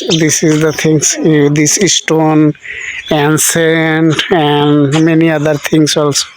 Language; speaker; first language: English; non-native, learner; Bangla